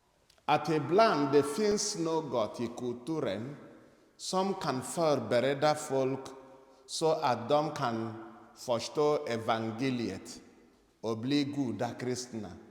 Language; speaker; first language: Swedish; non-native, fluent; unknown